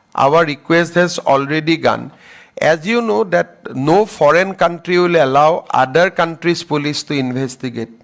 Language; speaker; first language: English; non-native, local second language; Assamese